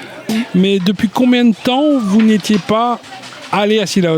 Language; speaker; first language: French; native; French